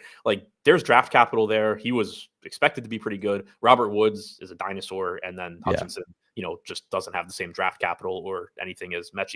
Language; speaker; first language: English; native; English